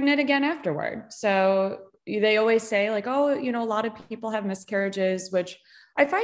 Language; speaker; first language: English; native; English